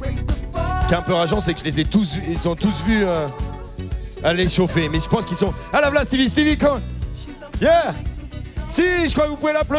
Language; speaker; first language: French; native; French